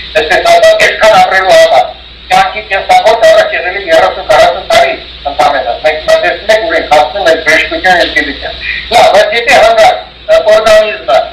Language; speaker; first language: Armenian; early bilingual, heritage; Armenian